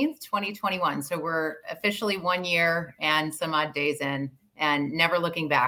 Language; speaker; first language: English; native; English